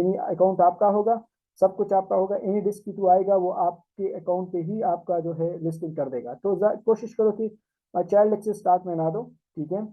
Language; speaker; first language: Urdu; non-native, local second language; Pashto